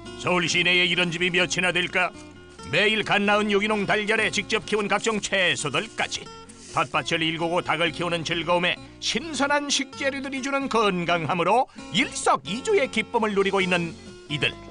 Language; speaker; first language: Korean; native; Korean